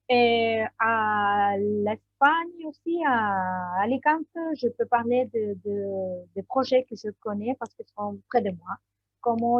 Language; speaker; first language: French; non-native, learner; Spanish